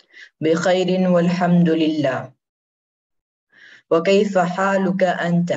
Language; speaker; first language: Arabic; non-native, learner; Urdu